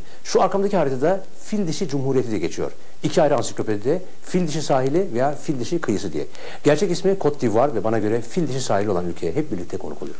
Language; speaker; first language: Turkish; native; Turkish